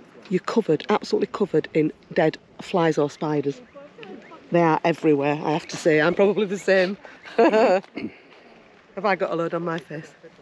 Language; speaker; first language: English; native; English